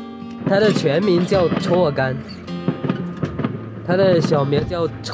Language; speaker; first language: Chinese; native; Chinese